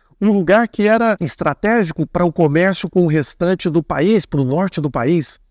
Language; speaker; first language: Portuguese; native; Portuguese